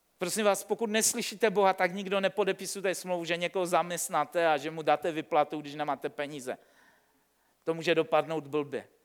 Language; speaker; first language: Czech; native; Czech